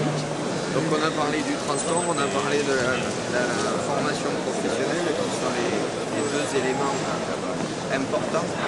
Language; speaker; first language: French; native; French